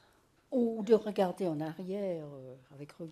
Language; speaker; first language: French; native; French